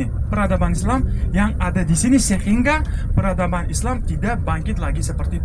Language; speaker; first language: Indonesian; non-native, fluent; Uzbek